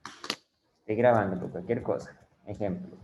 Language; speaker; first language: Spanish; native; Spanish